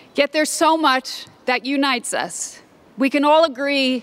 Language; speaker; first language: English; native; English